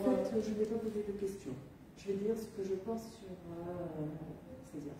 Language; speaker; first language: French; non-native, local second language; Arabic